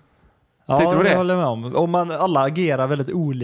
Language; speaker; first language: Swedish; native; Swedish